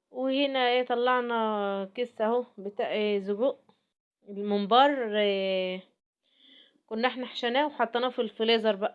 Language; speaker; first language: Arabic; native; Arabic